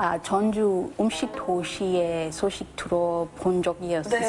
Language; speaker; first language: Korean; non-native, learner; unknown